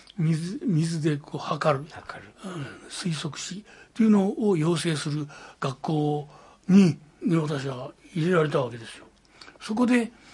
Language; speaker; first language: Japanese; native; Japanese